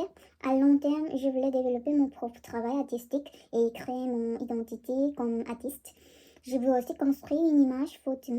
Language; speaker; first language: French; non-native, learner; Korean